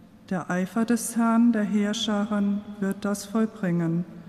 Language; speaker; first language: German; non-native, local second language; Luxembourgish